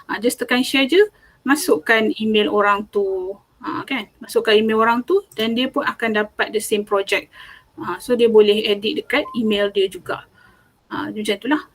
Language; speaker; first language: Malay; native; Malay